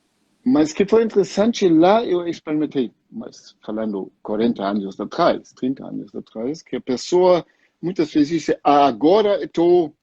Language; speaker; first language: Portuguese; non-native, fluent; German